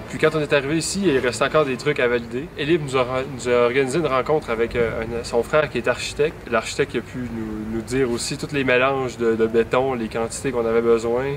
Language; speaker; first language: French; native; French